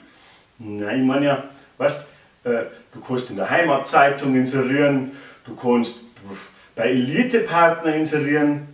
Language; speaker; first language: German; native; German